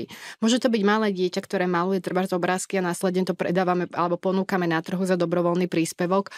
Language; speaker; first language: Slovak; native; Slovak